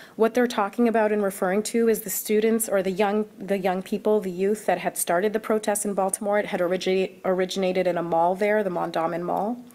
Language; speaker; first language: English; early bilingual, other home language; Arabic